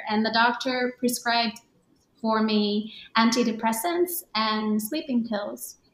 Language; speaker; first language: English; early bilingual, other home language; Japanese